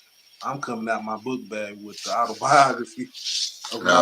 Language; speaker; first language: English; native; English